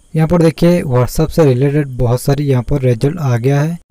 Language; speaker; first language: Hindi; native; Hindi